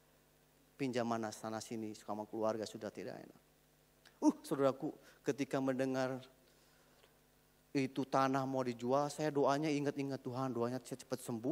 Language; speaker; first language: Indonesian; native; Indonesian